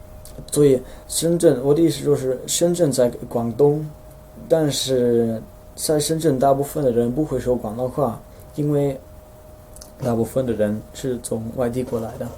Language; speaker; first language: Chinese; non-native, fluent; Dutch